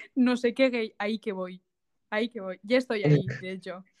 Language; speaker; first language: Spanish; non-native, local second language; Basque